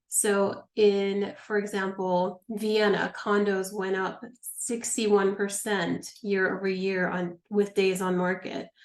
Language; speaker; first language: English; native; English